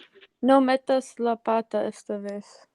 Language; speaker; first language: Spanish; non-native, learner; English